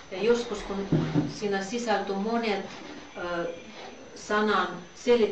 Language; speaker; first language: Finnish; non-native, learner; Russian